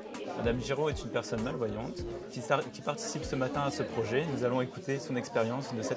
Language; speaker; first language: French; native; French